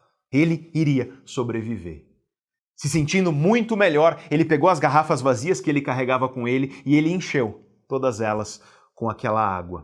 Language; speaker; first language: Portuguese; native; Portuguese